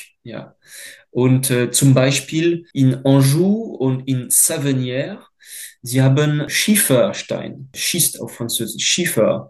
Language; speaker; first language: German; non-native, fluent; French